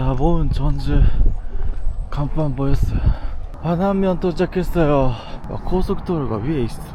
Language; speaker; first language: Korean; non-native, fluent; Japanese